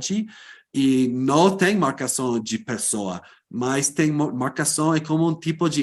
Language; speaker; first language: Portuguese; non-native, fluent; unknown